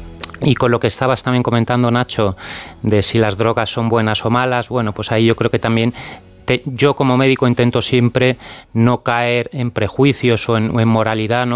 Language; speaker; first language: Spanish; native; Spanish